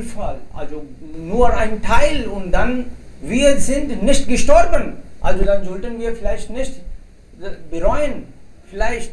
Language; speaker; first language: German; non-native, learner; Hindi